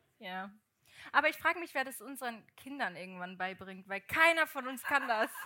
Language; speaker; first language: German; early bilingual, other home language; Portuguese